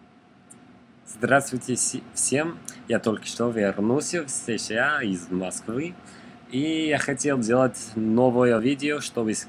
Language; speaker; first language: Russian; non-native, learner; English